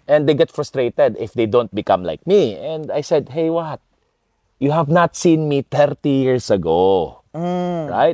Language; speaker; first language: English; non-native, local second language; Filipino